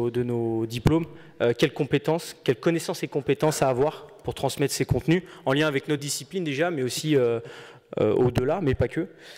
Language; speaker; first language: French; native; French